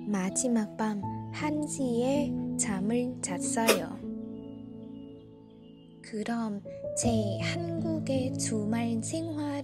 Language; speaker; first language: Korean; non-native, learner; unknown